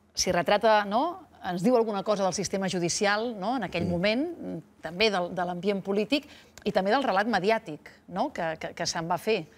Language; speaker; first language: Catalan; native; Catalan